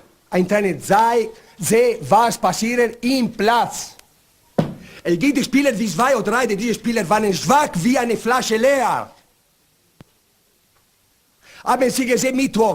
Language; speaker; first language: German; non-native, learner; Italian